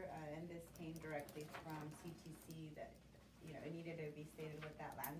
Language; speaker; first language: English; native; English